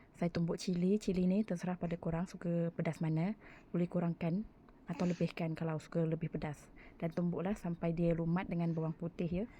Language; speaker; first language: Malay; native; Malay